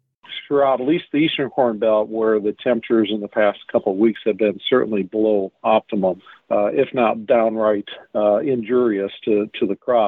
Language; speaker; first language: English; native; English